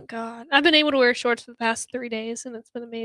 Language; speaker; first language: English; native; English